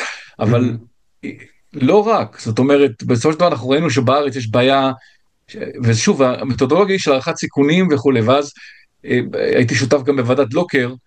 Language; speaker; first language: Hebrew; native; Hebrew